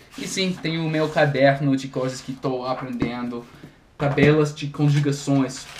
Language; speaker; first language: Portuguese; non-native, fluent; English